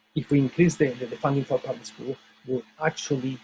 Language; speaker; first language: English; non-native, fluent; Spanish